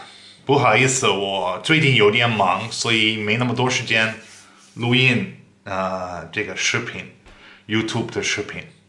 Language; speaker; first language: Chinese; non-native, fluent; Dutch